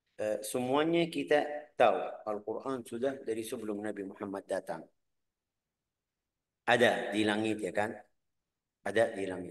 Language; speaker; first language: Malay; non-native, fluent; Arabic